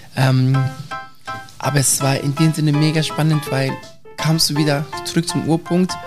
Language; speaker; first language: German; early bilingual, other home language; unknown